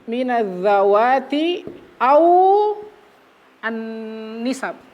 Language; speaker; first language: Arabic; non-native, fluent; Indonesian